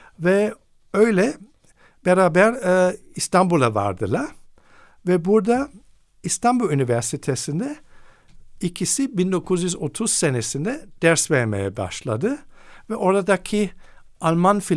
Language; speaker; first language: Turkish; non-native, fluent; German